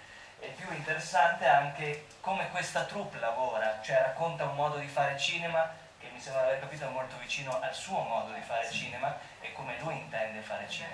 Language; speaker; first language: Italian; native; Italian